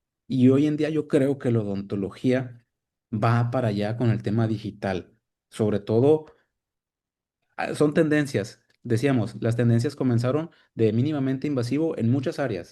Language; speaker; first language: Spanish; native; Spanish